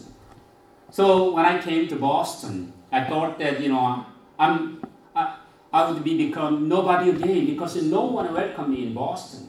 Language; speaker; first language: English; non-native, fluent; Korean